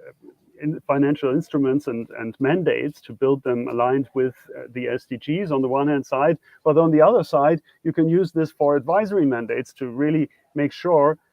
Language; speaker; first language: English; non-native, fluent; German